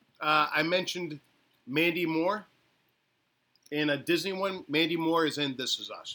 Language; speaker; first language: English; native; English